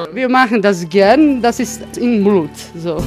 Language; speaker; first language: German; non-native, learner; Croatian